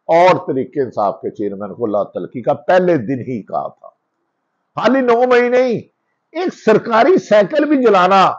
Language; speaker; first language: Urdu; non-native, local second language; Punjabi